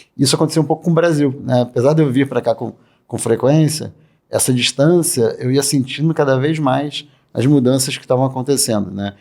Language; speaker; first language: Portuguese; native; Portuguese